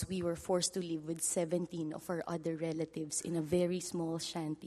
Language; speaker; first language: English; non-native, local second language; Filipino